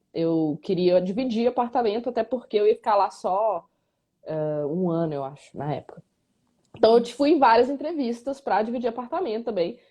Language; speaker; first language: Portuguese; native; Portuguese